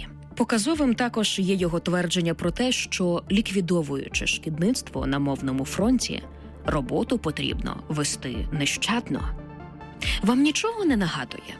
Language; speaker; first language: Ukrainian; native; Ukrainian